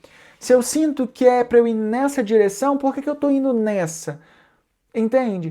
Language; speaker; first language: Portuguese; native; Portuguese